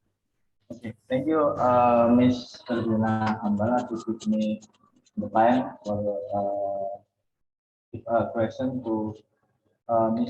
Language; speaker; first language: English; non-native, local second language; Indonesian